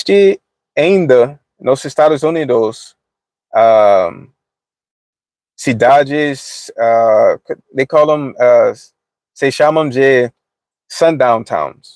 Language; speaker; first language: Portuguese; non-native, fluent; English